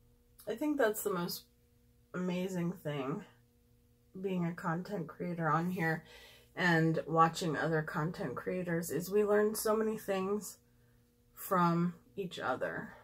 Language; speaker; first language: English; native; English